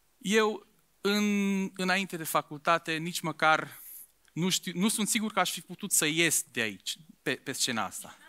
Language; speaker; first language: Romanian; non-native, local second language; Hungarian